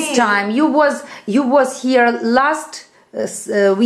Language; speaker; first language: English; non-native, learner; Russian